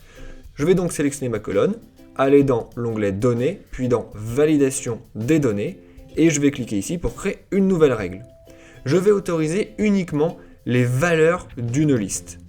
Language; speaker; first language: French; native; French